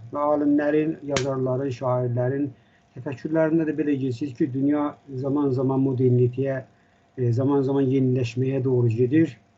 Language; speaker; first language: Azerbaijani; native; Azerbaijani